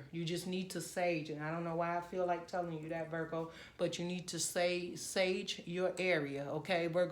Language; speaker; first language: English; native; English